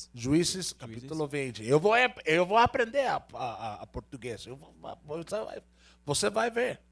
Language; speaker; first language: Portuguese; non-native, learner; Spanish